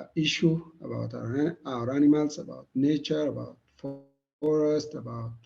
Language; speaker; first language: English; non-native, local second language; Amharic